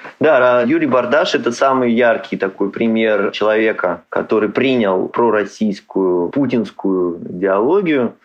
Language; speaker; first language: Russian; native; Russian